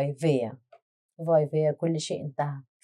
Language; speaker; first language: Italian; non-native, learner; Arabic